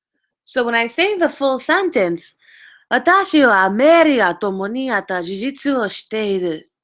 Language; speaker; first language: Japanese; non-native, fluent; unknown